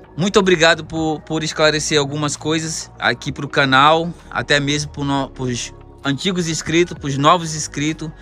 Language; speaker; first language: Portuguese; native; Portuguese